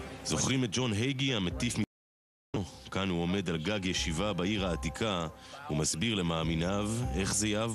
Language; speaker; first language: Hebrew; native; Hebrew